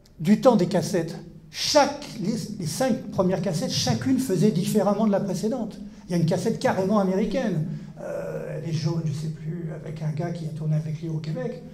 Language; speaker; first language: French; native; French